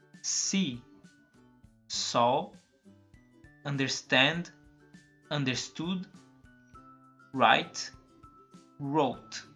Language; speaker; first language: English; non-native, learner; Portuguese